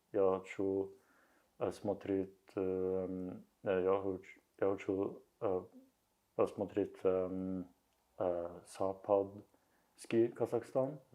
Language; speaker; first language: Russian; non-native, learner; Norwegian